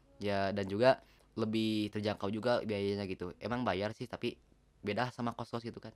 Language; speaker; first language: Indonesian; non-native, local second language; Sundanese